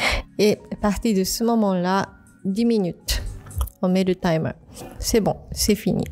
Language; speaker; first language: French; non-native, fluent; Japanese